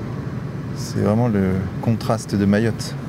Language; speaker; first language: French; native; French